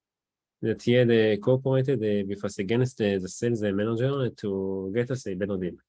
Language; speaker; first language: English; non-native, learner; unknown